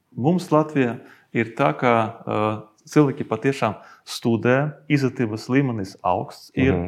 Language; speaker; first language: Latvian; non-native, local second language; Russian